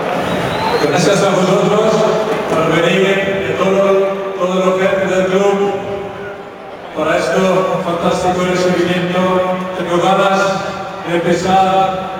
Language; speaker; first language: Spanish; non-native, fluent; Dutch